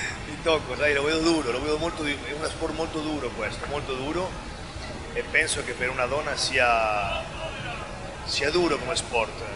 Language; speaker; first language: Italian; non-native, fluent; Spanish